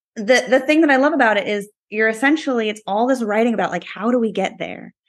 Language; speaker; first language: English; native; English